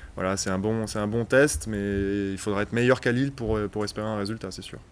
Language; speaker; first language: French; native; French